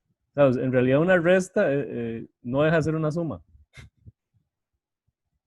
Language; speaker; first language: Spanish; native; Spanish